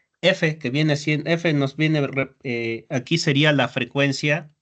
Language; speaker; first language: Spanish; native; Spanish